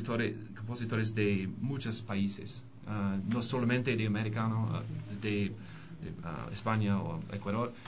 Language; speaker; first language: Spanish; non-native, learner; English